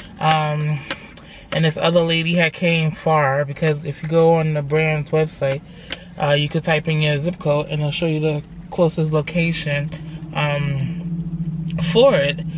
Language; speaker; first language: English; native; English